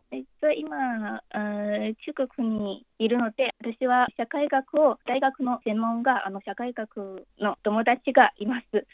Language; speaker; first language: Japanese; non-native, learner; Chinese